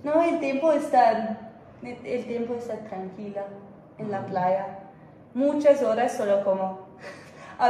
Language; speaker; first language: Spanish; non-native, fluent; English